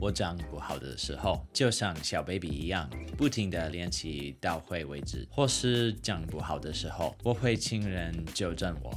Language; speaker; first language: Chinese; non-native, fluent; English